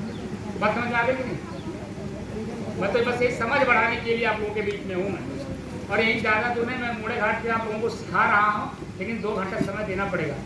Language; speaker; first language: Hindi; native; Hindi